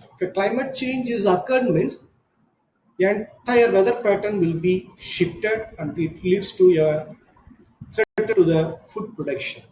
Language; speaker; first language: English; non-native, local second language; Tamil